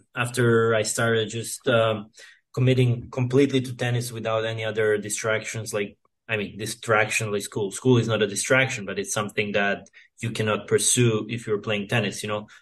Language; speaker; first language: English; non-native, fluent; Serbian